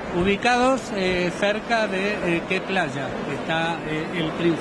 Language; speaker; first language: Spanish; native; Spanish